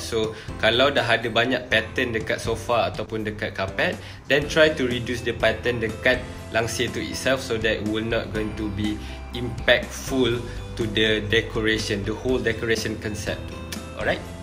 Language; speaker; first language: English; non-native, local second language; Malay